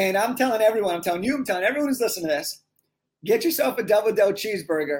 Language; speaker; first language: English; native; English